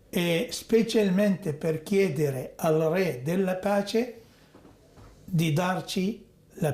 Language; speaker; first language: Italian; non-native, fluent; Arabic